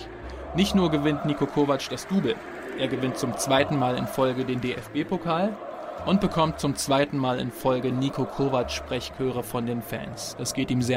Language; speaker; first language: German; native; German